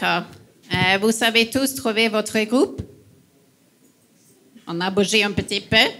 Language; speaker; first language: French; non-native, fluent; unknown